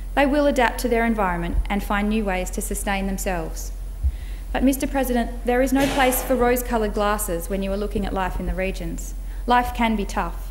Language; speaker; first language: English; native; English